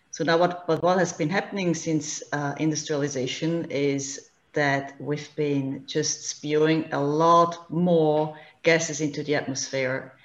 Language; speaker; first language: English; non-native, fluent; German